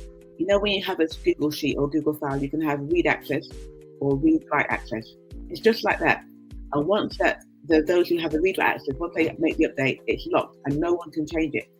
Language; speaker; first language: English; native; English